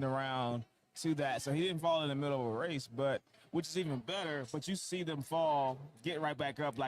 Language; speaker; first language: English; native; English